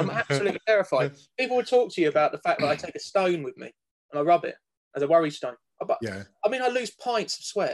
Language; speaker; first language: English; native; English